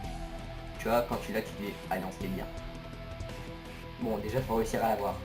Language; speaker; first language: French; native; French